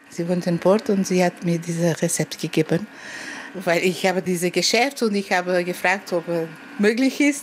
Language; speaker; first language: German; non-native, learner; Portuguese